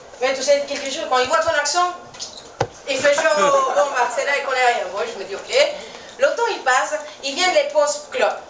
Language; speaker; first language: French; non-native, fluent; Spanish